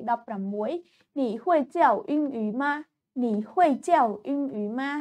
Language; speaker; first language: Chinese; non-native, fluent; Khmer